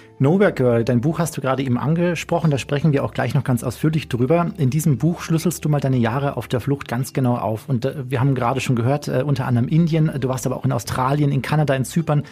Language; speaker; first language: German; native; German